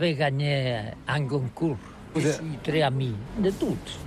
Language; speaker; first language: French; non-native, learner; Catalan